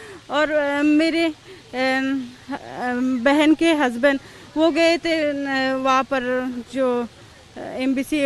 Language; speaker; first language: Hindi; non-native, learner; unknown